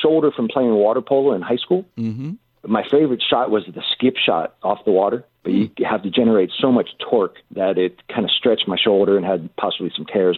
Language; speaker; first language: English; native; English